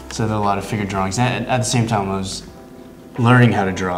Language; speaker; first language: English; native; English